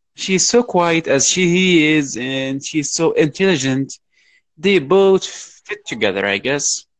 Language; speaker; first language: English; non-native, fluent; Arabic